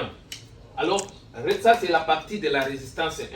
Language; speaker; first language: French; non-native, learner; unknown